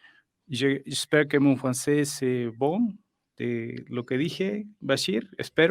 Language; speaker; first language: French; non-native, learner; Spanish